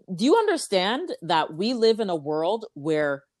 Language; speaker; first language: English; native; English